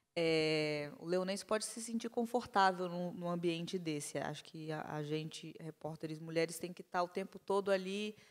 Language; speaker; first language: Portuguese; native; Portuguese